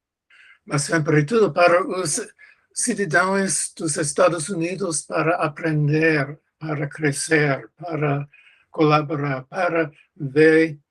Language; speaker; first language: Portuguese; non-native, learner; English